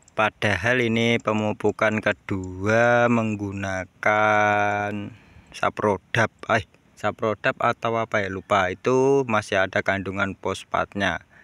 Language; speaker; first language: Indonesian; non-native, local second language; Javanese